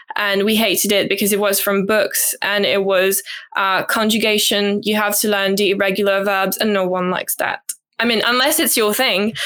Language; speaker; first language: English; non-native, fluent; French